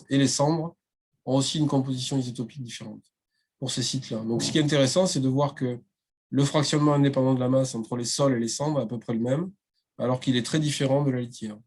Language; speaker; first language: French; native; French